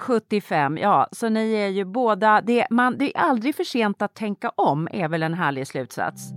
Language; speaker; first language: Swedish; native; Swedish